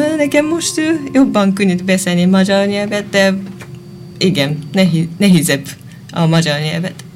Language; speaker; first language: Hungarian; non-native, learner; Japanese